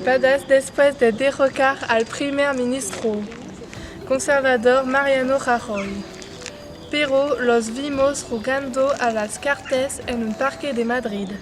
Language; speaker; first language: Spanish; non-native, learner; French